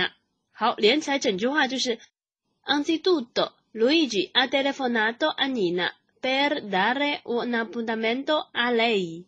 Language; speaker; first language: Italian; non-native, fluent; Chinese